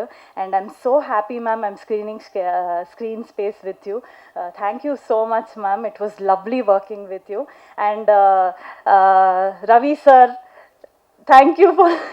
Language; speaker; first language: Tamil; non-native, learner; Kannada